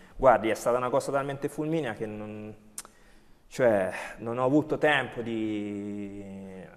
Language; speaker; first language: Italian; early bilingual, other home language; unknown